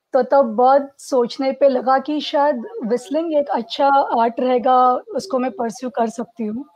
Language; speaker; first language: Hindi; non-native, local second language; Marathi